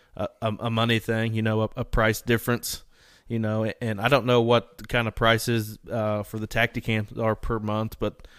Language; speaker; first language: English; native; English